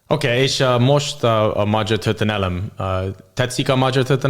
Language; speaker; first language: Hungarian; non-native, learner; English